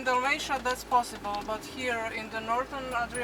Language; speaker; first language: English; non-native, fluent; Croatian